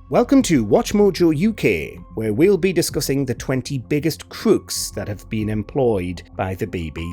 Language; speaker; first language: English; native; English